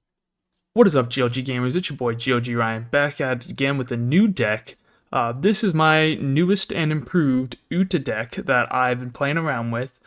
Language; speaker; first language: English; native; English